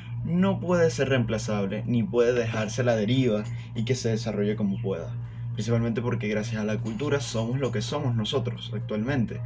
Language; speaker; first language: Spanish; native; Spanish